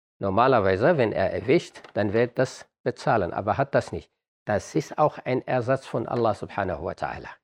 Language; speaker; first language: German; non-native, fluent; Arabic